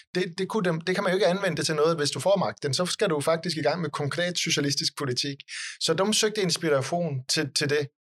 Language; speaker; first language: Danish; native; Danish